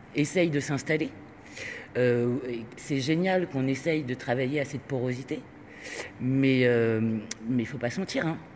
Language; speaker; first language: French; non-native, fluent; Spanish